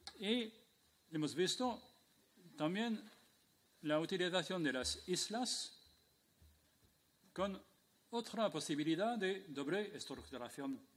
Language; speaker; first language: Spanish; non-native, fluent; French